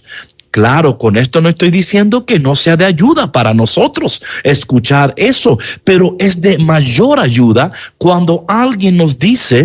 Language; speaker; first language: Spanish; native; Spanish